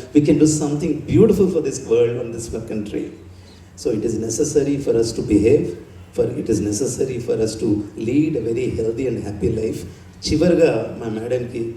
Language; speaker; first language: English; non-native, local second language; Telugu